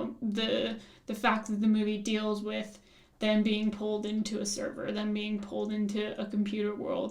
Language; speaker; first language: English; native; English